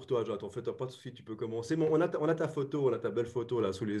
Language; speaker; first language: French; native; French